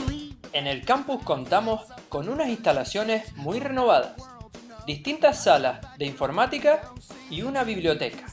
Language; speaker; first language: Spanish; native; Spanish